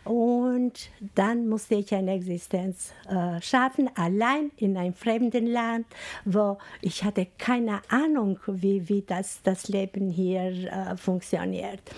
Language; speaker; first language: German; non-native, fluent; Albanian